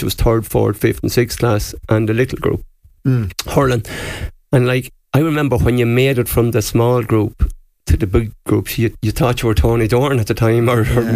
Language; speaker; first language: English; native; English